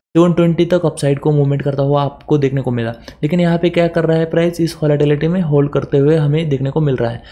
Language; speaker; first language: Hindi; non-native, local second language; Marathi